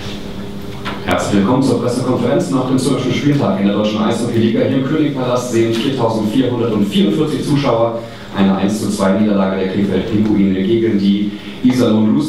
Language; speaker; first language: German; native; German